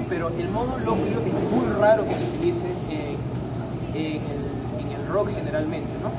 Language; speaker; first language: Spanish; native; Spanish